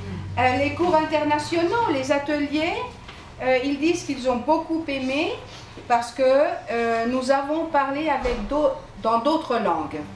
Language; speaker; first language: French; non-native, fluent; Spanish